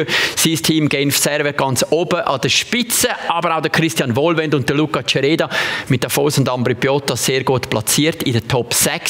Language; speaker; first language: German; native; German